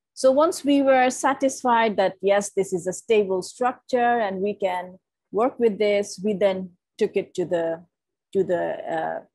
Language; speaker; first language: English; non-native, local second language; Bangla